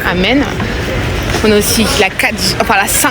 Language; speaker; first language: French; native; French